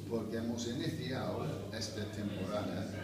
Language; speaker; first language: Spanish; non-native, fluent; English